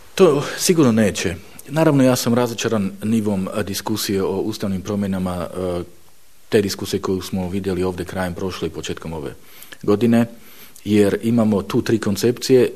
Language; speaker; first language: Bosnian; non-native, fluent; Slovak